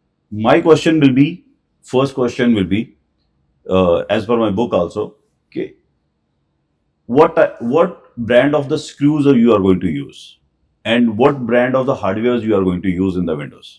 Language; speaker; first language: English; non-native, local second language; Hindi